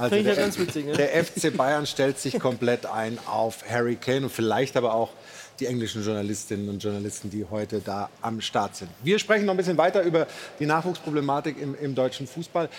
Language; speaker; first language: German; native; German